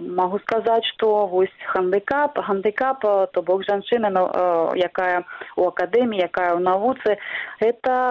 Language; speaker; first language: Belarusian; non-native, local second language; Russian